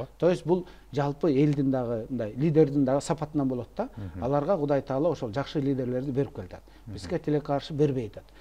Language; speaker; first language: Kyrgyz; native; Kyrgyz